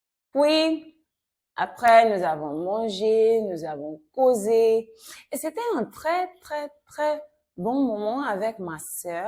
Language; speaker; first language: French; non-native, fluent; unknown